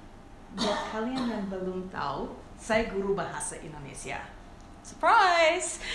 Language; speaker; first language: Indonesian; non-native, fluent; English